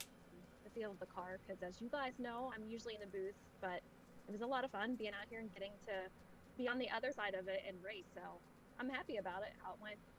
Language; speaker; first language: English; native; English